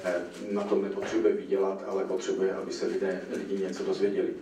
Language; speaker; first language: Czech; native; Czech